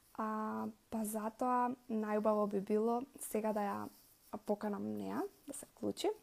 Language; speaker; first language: Macedonian; native; Macedonian